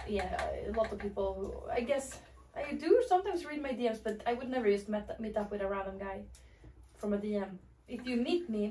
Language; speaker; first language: English; non-native, fluent; Swedish